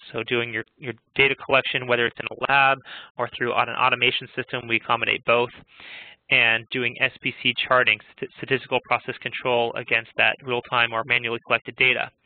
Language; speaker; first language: English; native; English